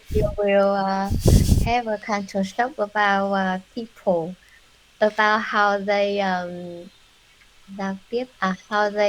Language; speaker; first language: English; non-native, learner; Vietnamese